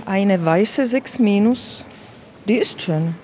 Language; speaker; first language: German; early bilingual, other home language; Czech